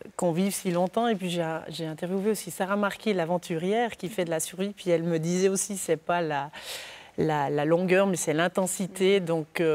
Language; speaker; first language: French; native; French